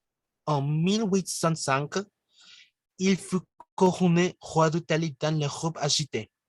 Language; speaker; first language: French; non-native, learner; Spanish